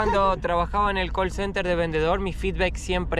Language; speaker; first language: Spanish; native; Spanish